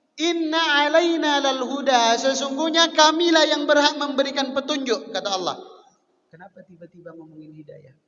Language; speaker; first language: Indonesian; native; Indonesian